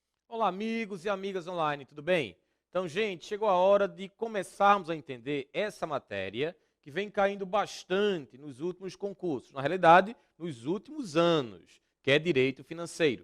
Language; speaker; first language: Portuguese; native; Portuguese